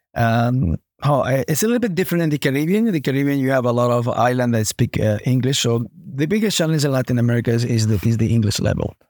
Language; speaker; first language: English; non-native, fluent; Spanish